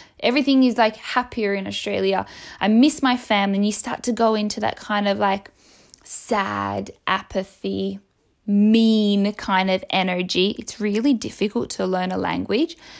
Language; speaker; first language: English; native; English